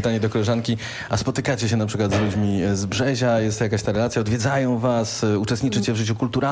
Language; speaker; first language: Polish; native; Polish